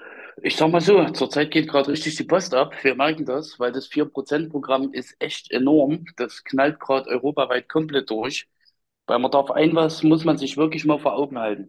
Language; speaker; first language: German; native; German